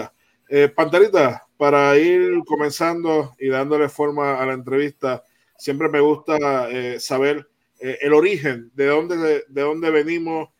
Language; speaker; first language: Spanish; native; Spanish